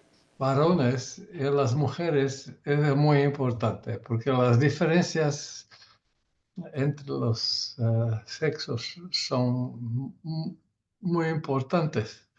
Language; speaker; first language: Spanish; non-native, learner; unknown